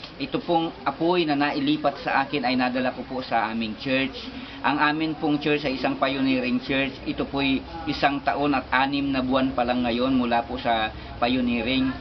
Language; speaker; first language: Filipino; non-native, local second language; Bikol